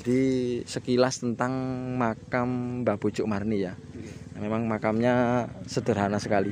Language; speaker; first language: Indonesian; non-native, local second language; Javanese